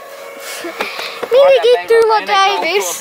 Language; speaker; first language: Hungarian; early bilingual, heritage; English